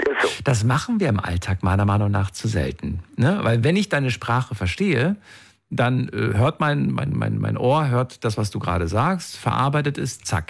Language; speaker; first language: German; native; German